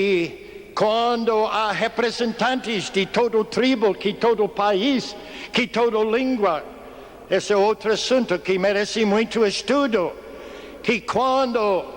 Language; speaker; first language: Portuguese; non-native, fluent; English